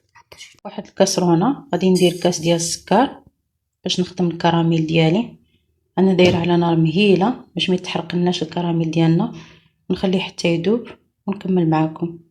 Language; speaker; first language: Arabic; native; Arabic